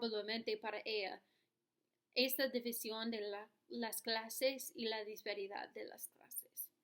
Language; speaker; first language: Spanish; non-native, learner; English